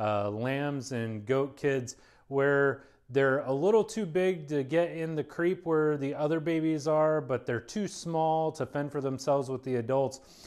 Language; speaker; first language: English; native; English